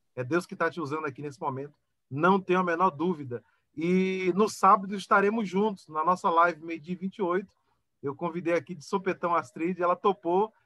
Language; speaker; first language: Portuguese; native; Portuguese